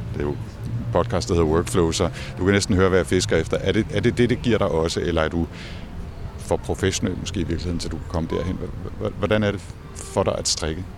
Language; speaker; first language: Danish; native; Danish